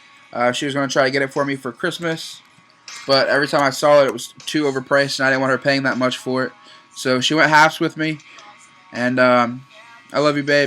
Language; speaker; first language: English; native; English